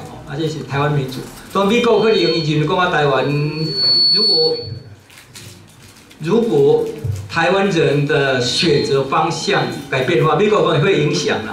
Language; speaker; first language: Chinese; non-native, local second language; Min Nan Chinese